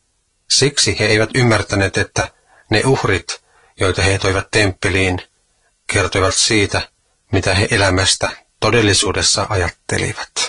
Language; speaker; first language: Finnish; native; Finnish